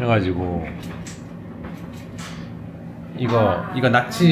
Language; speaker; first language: Korean; native; Korean